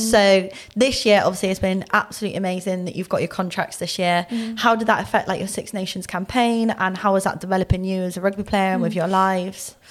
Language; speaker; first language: English; native; English